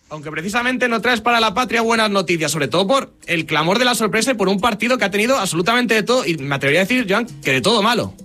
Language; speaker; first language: Spanish; native; Spanish